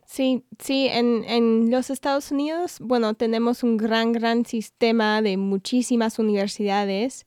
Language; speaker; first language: Spanish; non-native, fluent; English